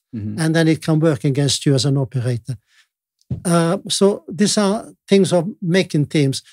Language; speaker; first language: English; non-native, fluent; Italian